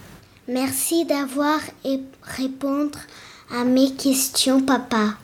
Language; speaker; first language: French; early bilingual, other home language; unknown